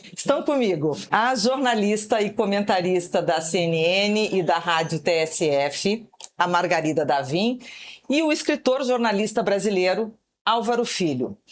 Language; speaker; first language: Portuguese; native; Portuguese